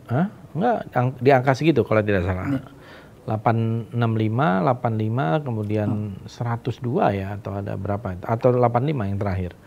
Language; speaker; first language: Indonesian; native; Indonesian